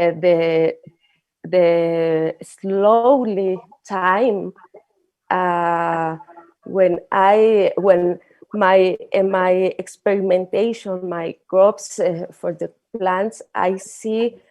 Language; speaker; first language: English; non-native, learner; Spanish